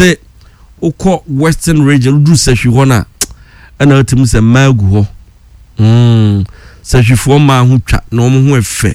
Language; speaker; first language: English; non-native, local second language; Akan